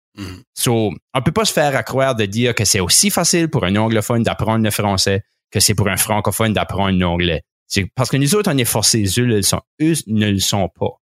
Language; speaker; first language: French; native; French